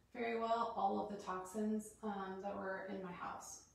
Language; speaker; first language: English; native; English